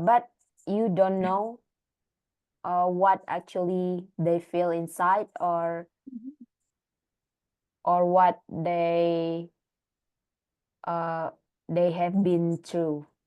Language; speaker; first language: English; non-native, learner; Indonesian